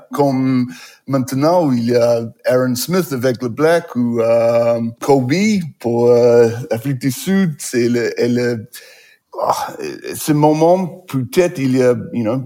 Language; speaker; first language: French; non-native, fluent; English